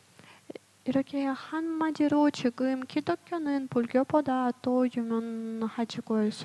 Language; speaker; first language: Korean; non-native, fluent; Russian